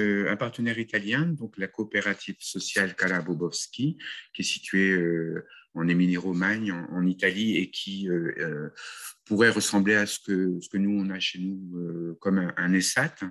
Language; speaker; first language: French; native; French